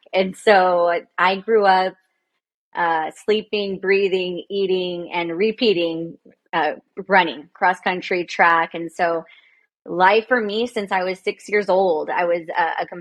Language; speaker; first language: English; native; English